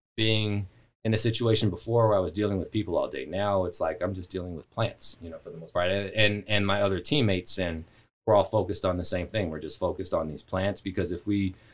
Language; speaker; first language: English; native; English